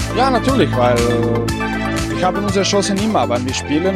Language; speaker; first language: German; non-native, learner; Croatian